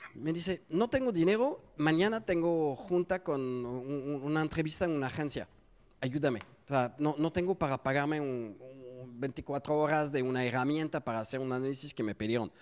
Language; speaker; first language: Spanish; non-native, fluent; French